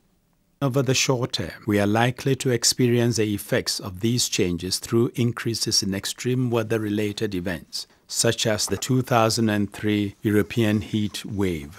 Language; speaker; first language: English; non-native, local second language; Akan